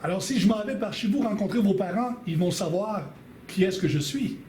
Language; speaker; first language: French; native; French